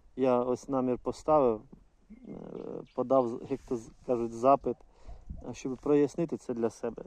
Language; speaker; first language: Ukrainian; non-native, local second language; Russian